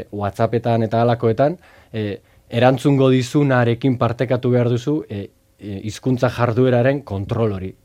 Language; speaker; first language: Basque; native; Basque